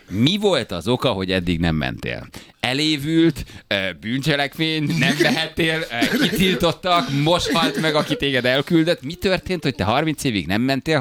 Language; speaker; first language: Hungarian; native; Hungarian